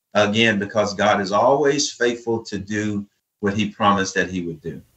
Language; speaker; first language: English; native; English